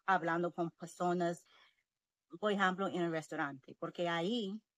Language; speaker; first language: Spanish; non-native, learner; English